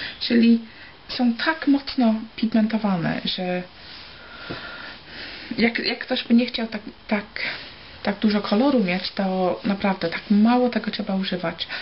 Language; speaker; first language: Polish; early bilingual, heritage; Polish